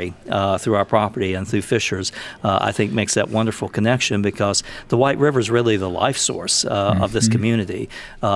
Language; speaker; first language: English; native; English